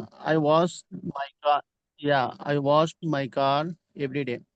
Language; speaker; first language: English; non-native, learner; Hindi